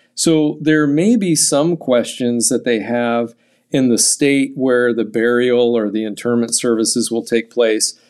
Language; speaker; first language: English; native; English